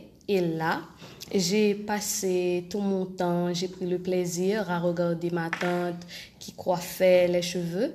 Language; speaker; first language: French; non-native, local second language; Haitian Creole